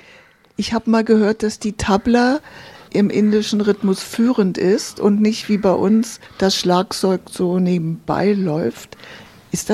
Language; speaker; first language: German; native; German